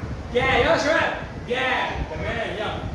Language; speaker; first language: Arabic; native; Arabic